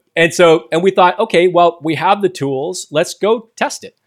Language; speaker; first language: English; native; English